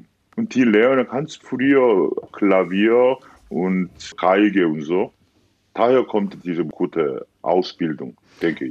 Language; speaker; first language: German; non-native, fluent; Korean